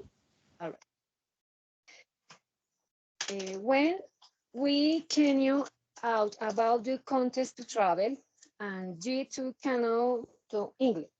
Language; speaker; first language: English; non-native, learner; Spanish